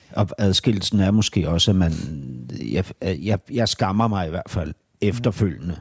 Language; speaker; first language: Danish; native; Danish